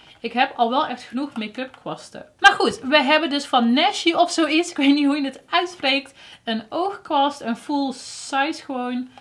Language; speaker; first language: Dutch; early bilingual, other home language; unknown